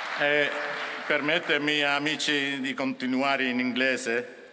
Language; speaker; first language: Italian; non-native, learner; Dutch